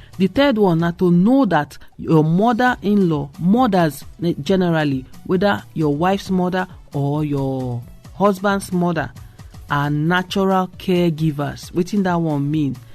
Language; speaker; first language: Nigerian Pidgin; non-native, local second language; Igbo